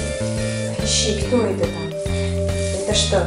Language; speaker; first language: Russian; native; Russian